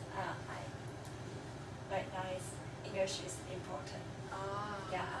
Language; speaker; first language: English; non-native, learner; Chinese